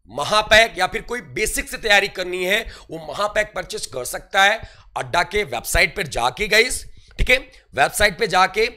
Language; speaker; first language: Hindi; native; Hindi